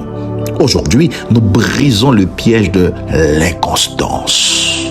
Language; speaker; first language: French; non-native, local second language; Haitian Creole